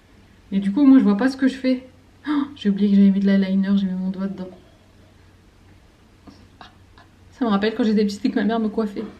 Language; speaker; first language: French; native; French